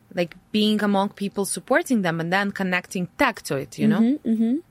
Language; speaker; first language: English; non-native, fluent; Latvian